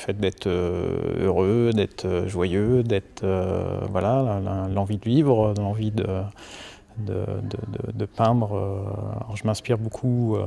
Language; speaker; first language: French; native; French